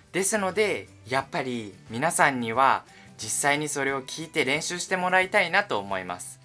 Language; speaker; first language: Japanese; native; Japanese